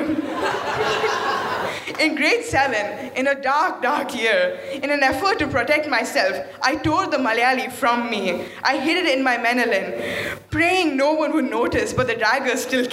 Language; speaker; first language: English; non-native, fluent; Malayalam